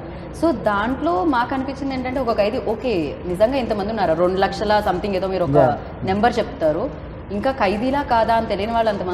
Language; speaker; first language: Telugu; native; Telugu